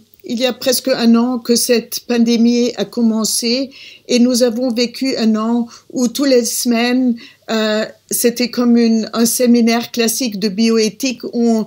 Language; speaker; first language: French; non-native, fluent; German